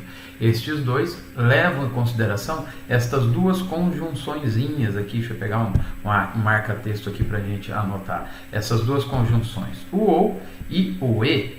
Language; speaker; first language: Portuguese; native; Portuguese